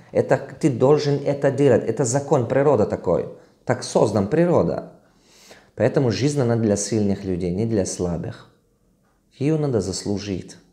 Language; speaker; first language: Russian; non-native, local second language; Tajik